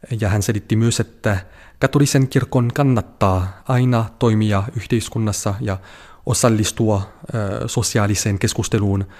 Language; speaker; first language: Finnish; non-native, fluent; French